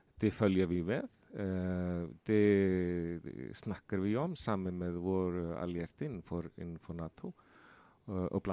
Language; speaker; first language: Norwegian; non-native, fluent; Icelandic